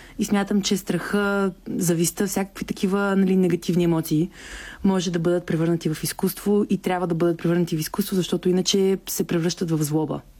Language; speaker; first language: Bulgarian; early bilingual, heritage; Bulgarian